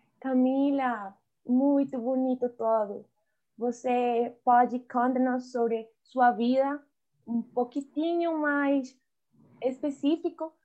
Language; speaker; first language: Portuguese; non-native, learner; Spanish